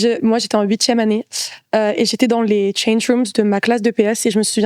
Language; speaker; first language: French; native; French